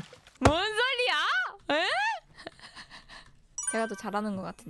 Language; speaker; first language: Korean; non-native, fluent; Japanese